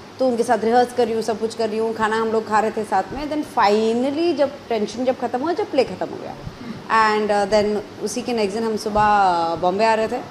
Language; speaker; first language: Hindi; native; Hindi